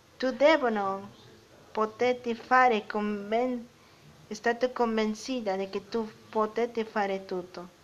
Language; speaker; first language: Italian; non-native, learner; Spanish